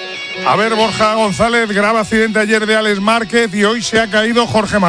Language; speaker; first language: Spanish; native; Spanish